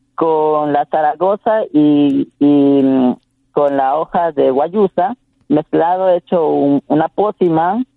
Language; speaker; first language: Spanish; non-native, local second language; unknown